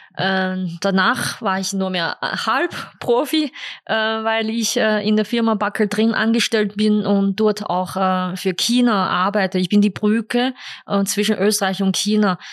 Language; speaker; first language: German; non-native, fluent; Chinese